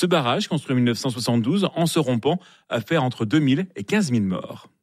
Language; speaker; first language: French; native; French